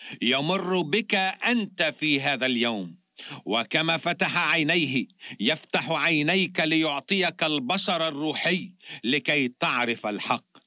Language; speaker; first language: Arabic; native; Arabic